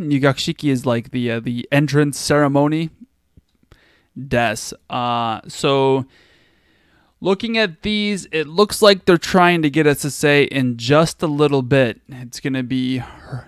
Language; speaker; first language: English; native; English